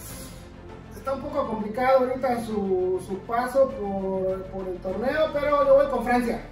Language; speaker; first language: Spanish; native; Spanish